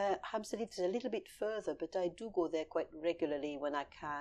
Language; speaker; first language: English; early bilingual, other home language; French